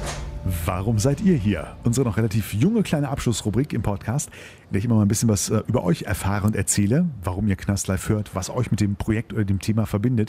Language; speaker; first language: German; native; German